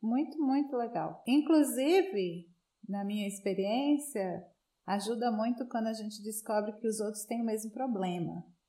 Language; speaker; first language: Portuguese; native; Portuguese